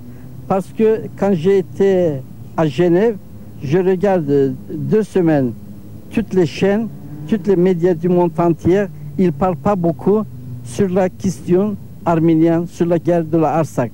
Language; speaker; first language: French; non-native, learner; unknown